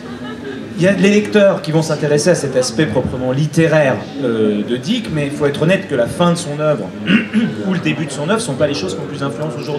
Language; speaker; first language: French; native; French